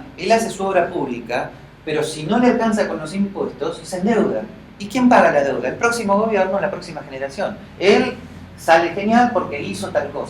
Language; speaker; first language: Spanish; native; Spanish